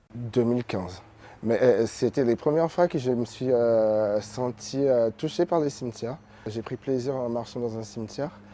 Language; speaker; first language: French; non-native, fluent; Portuguese